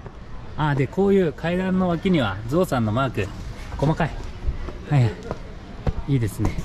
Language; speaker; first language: Japanese; native; Japanese